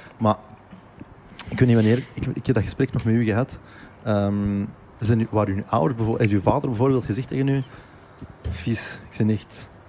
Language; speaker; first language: Dutch; native; Dutch